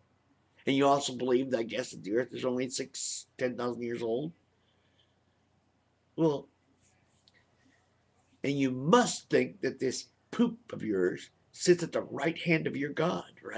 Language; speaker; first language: English; native; English